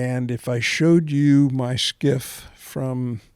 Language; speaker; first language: English; native; English